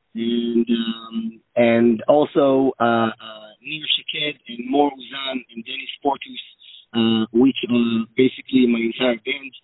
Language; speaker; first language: English; non-native, fluent; Hebrew